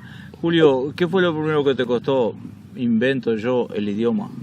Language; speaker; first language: Spanish; native; Spanish